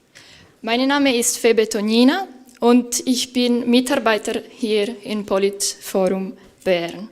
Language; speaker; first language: German; non-native, fluent; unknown